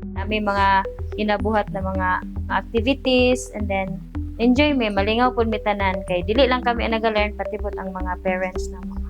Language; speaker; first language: Cebuano; non-native, local second language; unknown